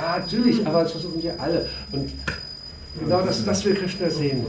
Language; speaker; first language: German; native; German